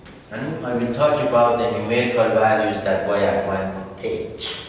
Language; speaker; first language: English; non-native, fluent; Persian